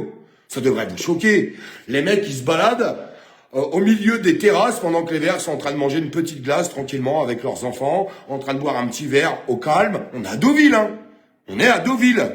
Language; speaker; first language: French; native; French